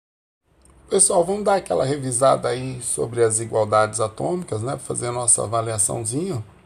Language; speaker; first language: Portuguese; native; Portuguese